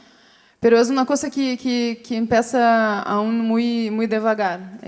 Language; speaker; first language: Spanish; non-native, fluent; Portuguese